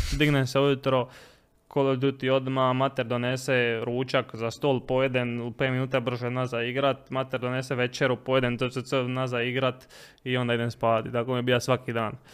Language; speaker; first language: Croatian; native; Croatian